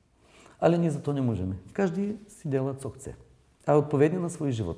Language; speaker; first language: Czech; non-native, learner; Bulgarian